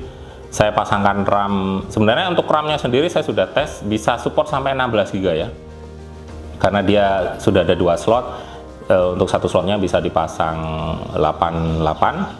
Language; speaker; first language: Indonesian; native; Indonesian